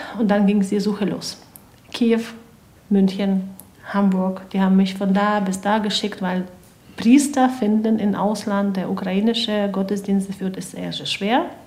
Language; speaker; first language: German; non-native, fluent; Ukrainian